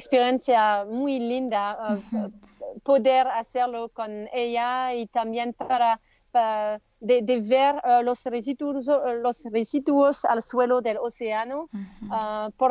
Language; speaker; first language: Spanish; non-native, learner; French